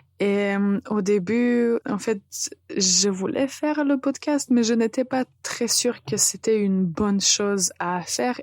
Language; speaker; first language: French; non-native, fluent; Serbian